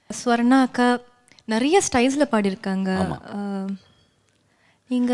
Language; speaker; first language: Tamil; non-native, local second language; Malayalam